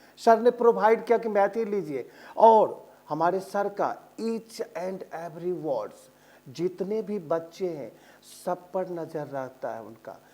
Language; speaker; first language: Hindi; native; Hindi